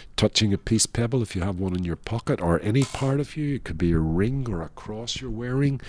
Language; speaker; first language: English; native; English